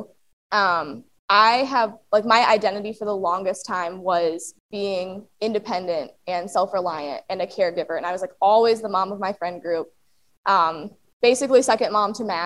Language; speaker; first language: English; native; English